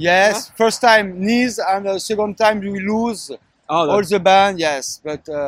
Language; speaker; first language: English; non-native, learner; French